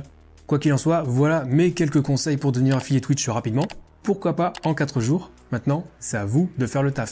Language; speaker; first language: French; native; French